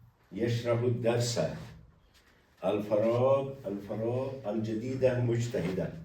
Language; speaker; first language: Arabic; non-native, fluent; Urdu